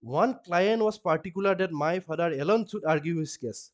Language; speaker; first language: English; non-native, local second language; Assamese